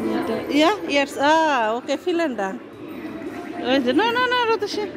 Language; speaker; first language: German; non-native, learner; Bangla